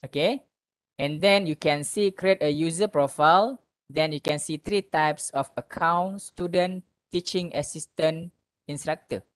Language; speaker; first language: English; non-native, local second language; Malay